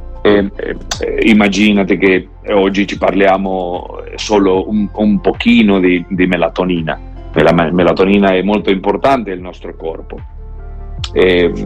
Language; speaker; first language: Italian; non-native, learner; Spanish